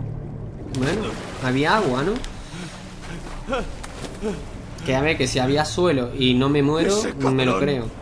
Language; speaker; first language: Spanish; native; Spanish